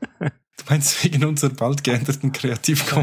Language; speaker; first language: German; native; German